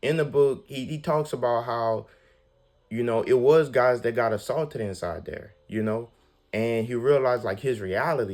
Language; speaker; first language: English; native; English